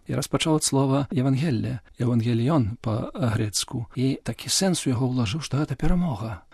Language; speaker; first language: Belarusian; non-native, local second language; Polish